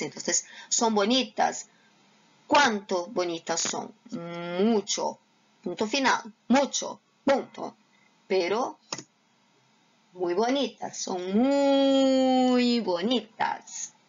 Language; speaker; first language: Spanish; non-native, fluent; Portuguese